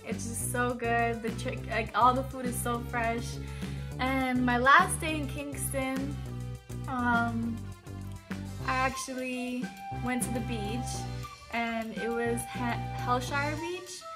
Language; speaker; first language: English; early bilingual, other home language; Japanese